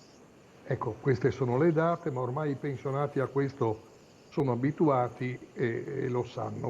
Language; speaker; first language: Italian; native; Italian